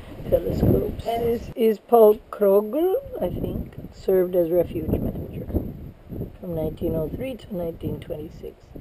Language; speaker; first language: English; early bilingual, other home language; Spanish